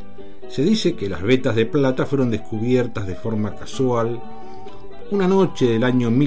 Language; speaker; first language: Spanish; native; Spanish